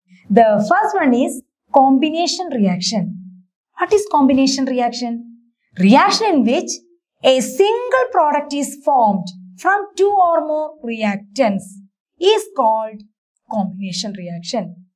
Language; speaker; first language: English; non-native, local second language; Malayalam